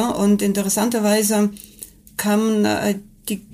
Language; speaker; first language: German; non-native, fluent; Russian